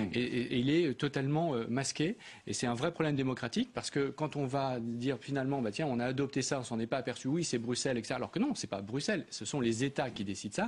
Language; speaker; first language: French; native; French